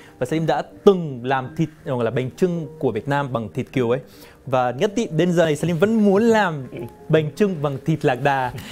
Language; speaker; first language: Vietnamese; non-native, fluent; Arabic